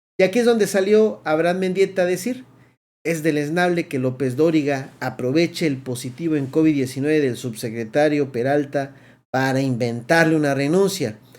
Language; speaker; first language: Spanish; native; Spanish